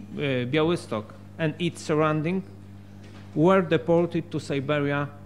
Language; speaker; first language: English; non-native, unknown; Polish